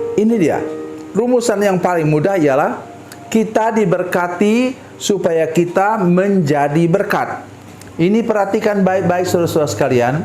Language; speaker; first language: Indonesian; native; Indonesian